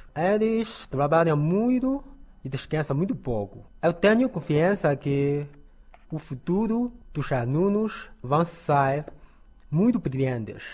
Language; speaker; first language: Portuguese; non-native, learner; Chinese